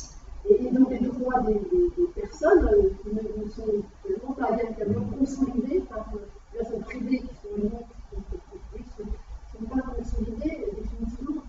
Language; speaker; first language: French; native; French